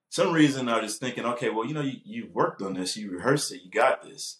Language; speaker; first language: English; native; English